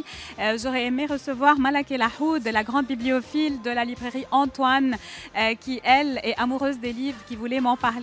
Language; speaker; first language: French; native; French